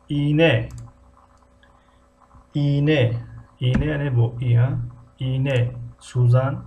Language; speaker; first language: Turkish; non-native, fluent; Tajik